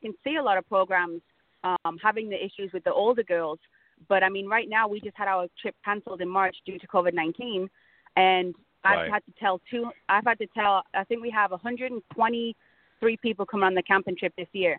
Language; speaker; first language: English; native; English